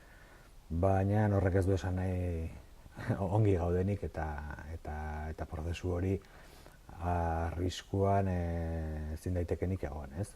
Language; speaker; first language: Basque; non-native, local second language; Spanish